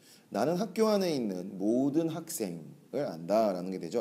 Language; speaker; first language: Korean; native; Korean